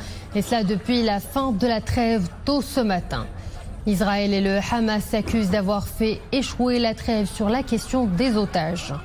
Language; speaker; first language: French; non-native, local second language; Arabic